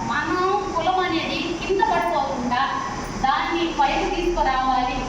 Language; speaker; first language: Telugu; non-native, local second language; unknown